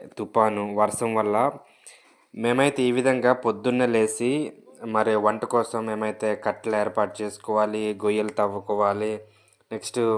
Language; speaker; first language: Telugu; native; Telugu